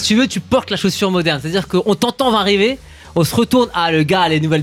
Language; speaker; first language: French; native; French